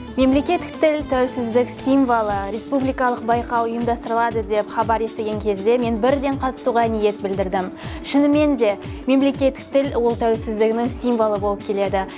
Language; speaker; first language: Kazakh; non-native, local second language; Russian